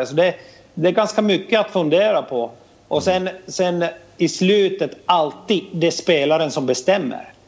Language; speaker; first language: Swedish; non-native, fluent; Finnish